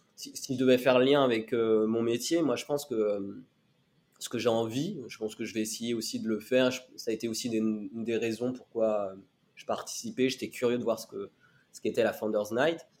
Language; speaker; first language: French; native; French